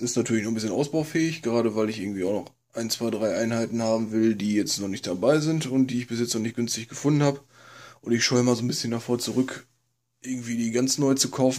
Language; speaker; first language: German; native; German